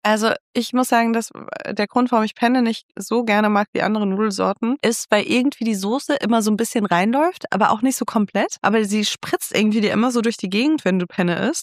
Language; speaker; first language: German; native; German